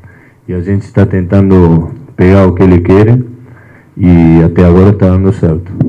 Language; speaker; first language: Portuguese; non-native, fluent; Spanish